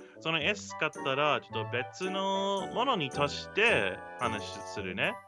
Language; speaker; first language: Japanese; non-native, learner; English